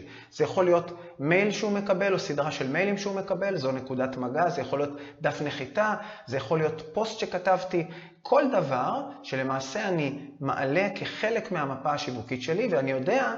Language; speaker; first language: Hebrew; native; Hebrew